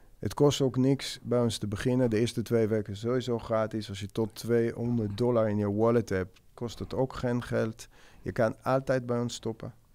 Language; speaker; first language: Dutch; non-native, fluent; Hebrew